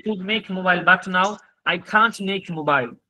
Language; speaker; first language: English; non-native, fluent; Bangla